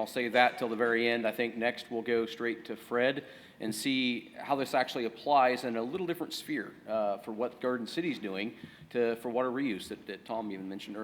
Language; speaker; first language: English; native; English